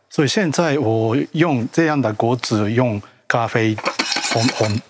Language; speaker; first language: Chinese; non-native, learner; Japanese